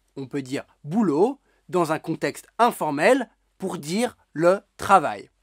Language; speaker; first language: French; native; French